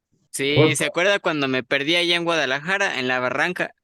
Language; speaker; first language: Spanish; native; Spanish